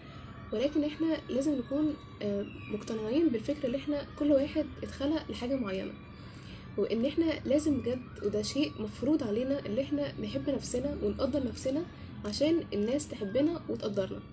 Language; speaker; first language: Arabic; native; Arabic